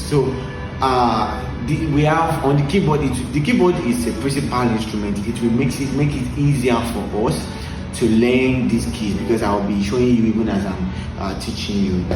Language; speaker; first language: English; non-native, local second language; Yoruba